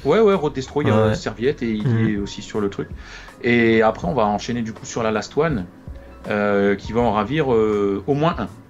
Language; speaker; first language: French; native; French